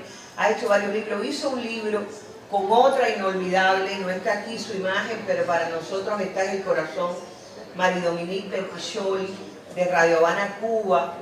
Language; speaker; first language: Spanish; native; Spanish